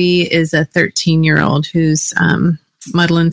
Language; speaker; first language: English; native; English